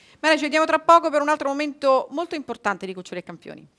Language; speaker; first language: Italian; native; Italian